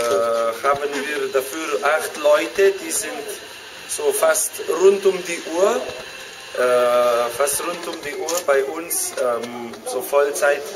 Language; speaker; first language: German; non-native, fluent; Slovenian